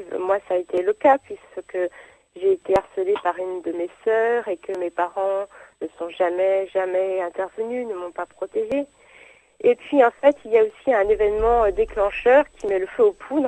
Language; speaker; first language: French; native; French